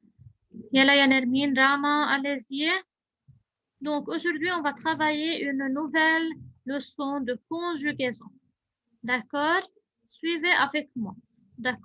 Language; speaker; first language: French; non-native, local second language; Arabic